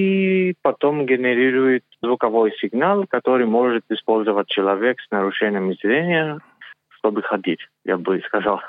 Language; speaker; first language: Russian; non-native, learner; Greek